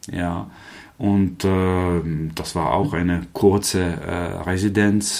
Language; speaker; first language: German; non-native, fluent; Czech